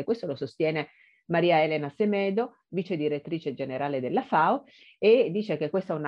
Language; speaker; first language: Italian; native; Italian